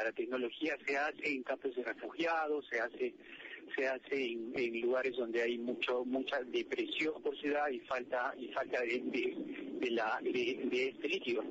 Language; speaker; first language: Spanish; native; Spanish